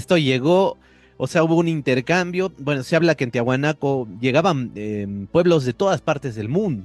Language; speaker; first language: Spanish; native; Spanish